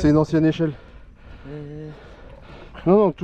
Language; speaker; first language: French; native; French